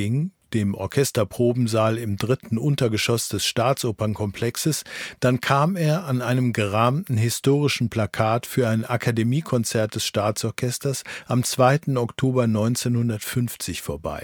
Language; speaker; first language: German; native; German